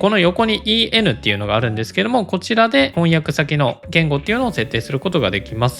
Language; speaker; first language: Japanese; native; Japanese